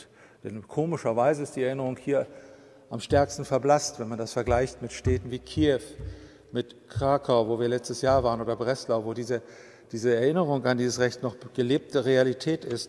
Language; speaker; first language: German; native; German